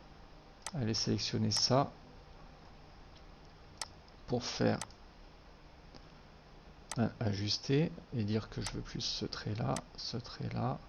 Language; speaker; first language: French; native; French